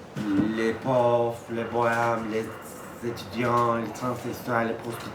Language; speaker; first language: French; non-native, fluent; Turkish